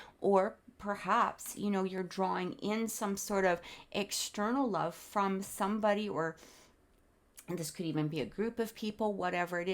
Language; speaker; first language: English; native; English